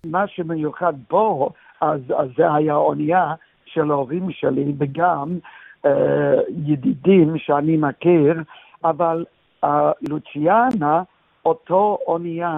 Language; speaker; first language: Hebrew; non-native, fluent; English